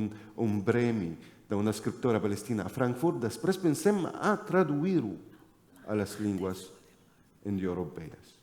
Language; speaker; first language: Catalan; non-native, fluent; Arabic